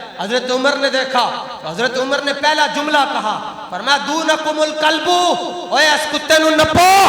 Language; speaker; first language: Urdu; non-native, local second language; Punjabi